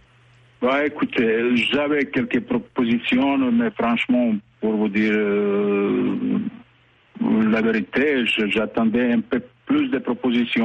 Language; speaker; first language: French; non-native, fluent; Bosnian